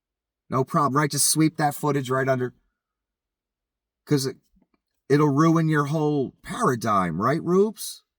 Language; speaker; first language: English; native; English